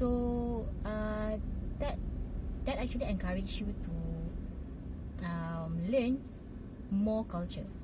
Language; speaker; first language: English; non-native, local second language; Malay